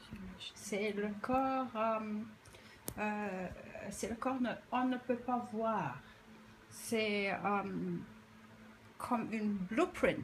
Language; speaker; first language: French; non-native, fluent; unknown